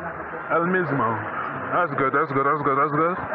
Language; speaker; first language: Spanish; non-native, learner; English